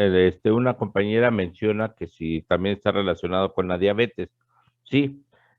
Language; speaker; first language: Spanish; native; Spanish